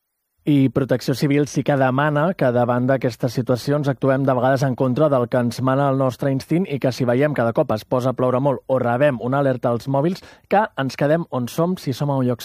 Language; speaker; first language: Catalan; native; Catalan